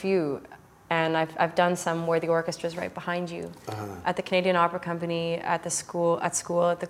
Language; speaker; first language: English; native; English